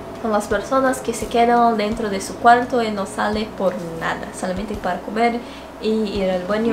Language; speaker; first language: Spanish; non-native, fluent; Portuguese